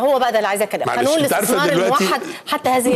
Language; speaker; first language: Arabic; native; Arabic